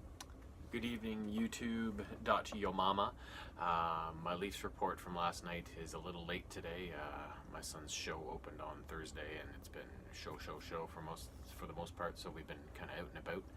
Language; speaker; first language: English; native; English